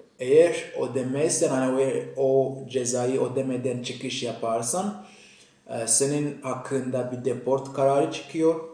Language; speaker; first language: Turkish; non-native, fluent; Kinyarwanda